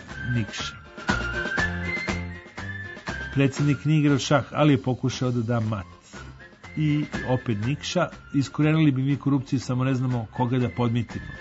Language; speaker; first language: Croatian; native; Croatian